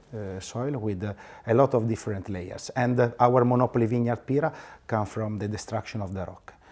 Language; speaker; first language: English; non-native, fluent; Italian